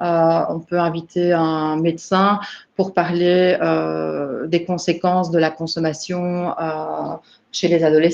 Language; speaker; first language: French; native; French